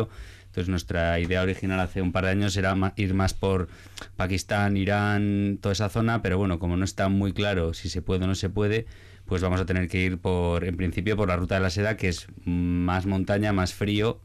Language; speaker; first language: Spanish; native; Spanish